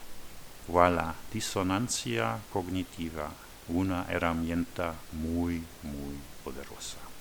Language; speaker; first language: Spanish; non-native, learner; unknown